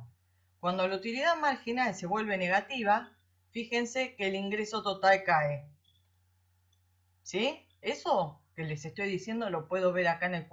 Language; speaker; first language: Spanish; native; Spanish